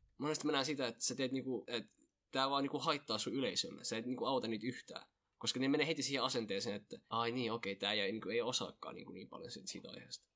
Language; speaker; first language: Finnish; early bilingual, other home language; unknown